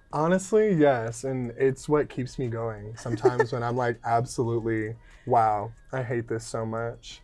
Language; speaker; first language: English; native; English